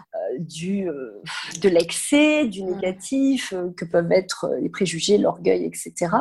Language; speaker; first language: French; native; French